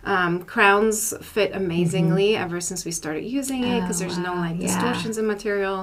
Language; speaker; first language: English; non-native, fluent; Polish